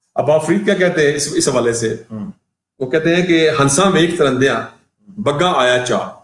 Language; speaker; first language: Urdu; non-native, local second language; Punjabi